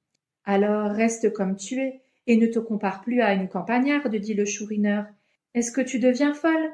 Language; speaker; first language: French; native; French